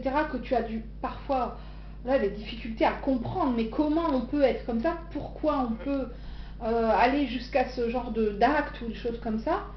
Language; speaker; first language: French; native; French